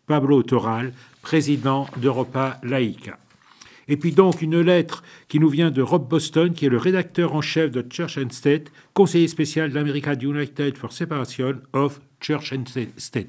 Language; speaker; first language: French; native; French